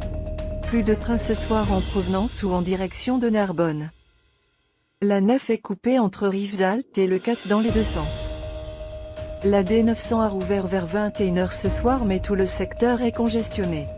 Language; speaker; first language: French; native; French